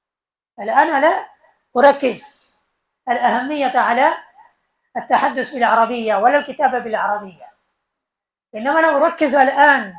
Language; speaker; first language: Arabic; non-native, fluent; Bangla